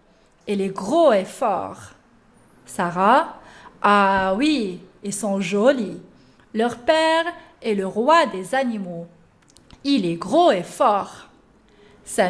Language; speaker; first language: French; non-native, local second language; Arabic